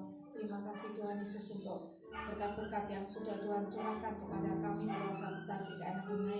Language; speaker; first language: Indonesian; non-native, local second language; Javanese